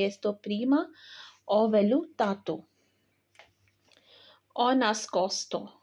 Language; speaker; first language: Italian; non-native, fluent; Urdu